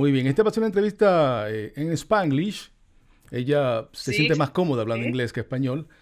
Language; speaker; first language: Spanish; native; Spanish